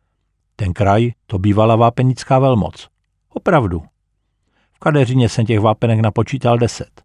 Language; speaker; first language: Czech; native; Czech